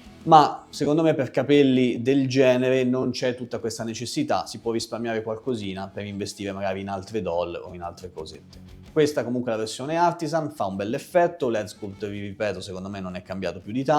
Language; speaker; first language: Italian; native; Italian